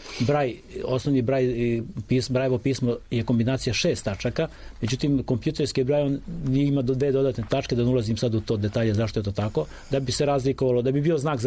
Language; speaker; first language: Serbian; native; Serbian